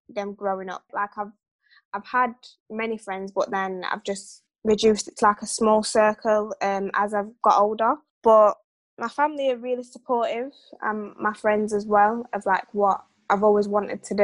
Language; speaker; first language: English; native; English